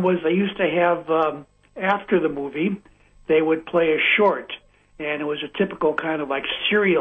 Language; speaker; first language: English; native; English